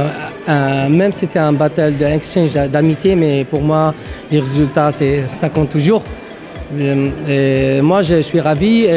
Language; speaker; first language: French; non-native, local second language; Arabic